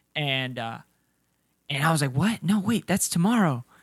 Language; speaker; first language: English; non-native, fluent; Spanish